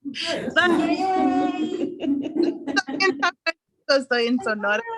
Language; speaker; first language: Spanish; early bilingual, heritage; Spanish